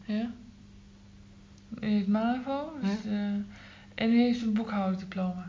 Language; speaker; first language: Dutch; native; Dutch